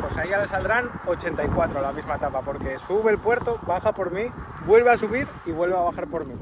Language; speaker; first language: Spanish; native; Spanish